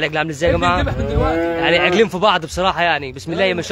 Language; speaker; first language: Arabic; native; Arabic